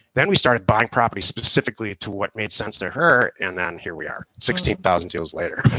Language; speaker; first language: English; native; English